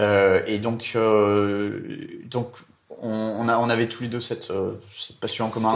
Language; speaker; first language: French; native; French